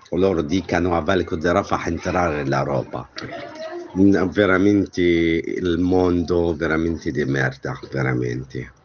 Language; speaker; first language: Italian; non-native, learner; Arabic